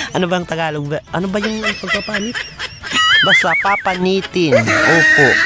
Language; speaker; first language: Filipino; non-native, local second language; Waray